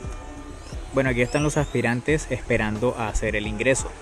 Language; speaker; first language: Spanish; native; Spanish